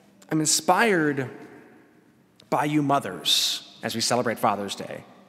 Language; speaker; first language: English; native; English